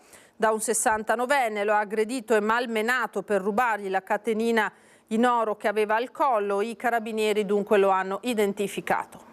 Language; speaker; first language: Italian; native; Italian